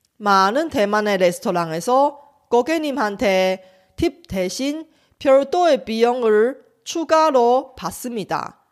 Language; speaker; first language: Korean; non-native, fluent; Chinese